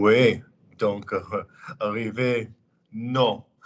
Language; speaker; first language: French; non-native, learner; English